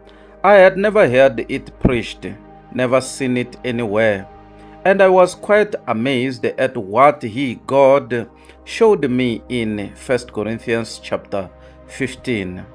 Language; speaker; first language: English; non-native, local second language; Tsonga